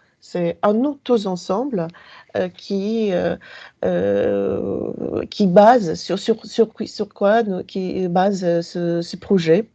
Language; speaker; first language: French; non-native, fluent; Polish